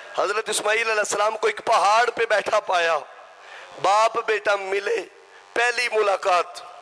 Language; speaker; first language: Urdu; native; Urdu